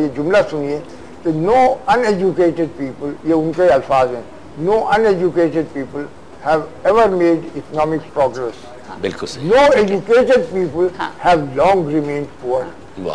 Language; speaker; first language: Urdu; native; Urdu